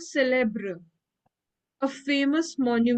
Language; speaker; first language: French; non-native, learner; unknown